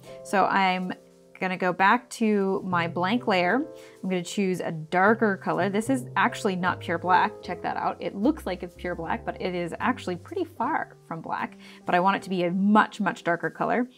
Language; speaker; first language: English; native; English